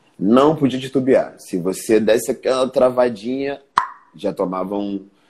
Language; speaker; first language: Portuguese; early bilingual, other home language; Spanish